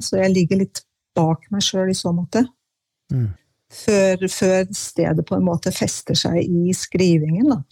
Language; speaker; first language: Norwegian; native; Norwegian